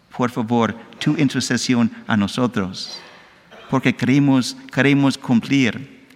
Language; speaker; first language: Spanish; non-native, learner; English